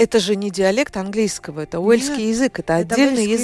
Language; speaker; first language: Russian; native; Russian